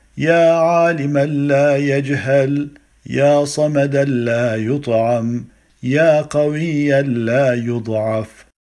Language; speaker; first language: Arabic; non-native, fluent; Turkish